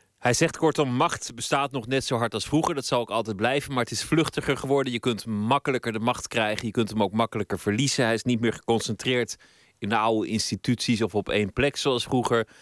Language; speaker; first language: Dutch; native; Dutch